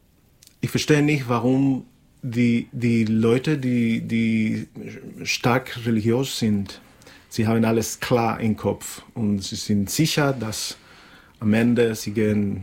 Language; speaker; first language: German; non-native, fluent; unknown